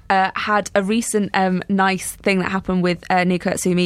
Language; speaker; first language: English; native; English